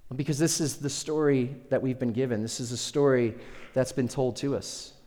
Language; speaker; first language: English; early bilingual, other home language; Spanish